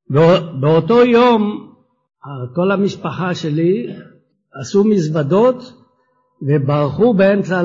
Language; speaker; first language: Hebrew; non-native, fluent; French